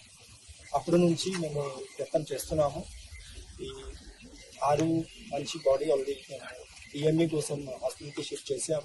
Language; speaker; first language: Telugu; non-native, local second language; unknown